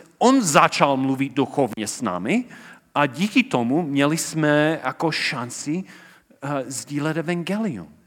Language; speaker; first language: Czech; non-native, fluent; English